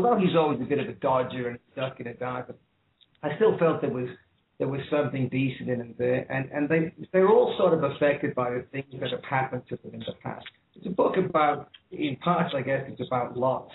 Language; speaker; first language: English; native; English